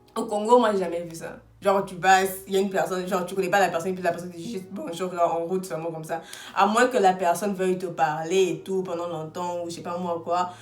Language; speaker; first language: French; non-native, local second language; Lingala